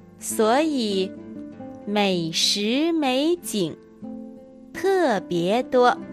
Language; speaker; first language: Chinese; non-native, fluent; Japanese